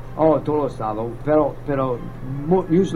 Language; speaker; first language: Spanish; non-native, learner; English